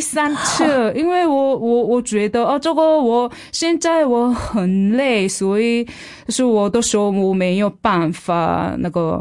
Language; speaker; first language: Chinese; non-native, fluent; Korean